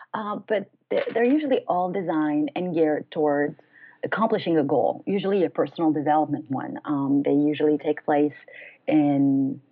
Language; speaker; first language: English; non-native, fluent; French